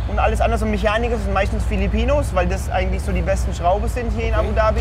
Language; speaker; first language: German; early bilingual, other home language; Polish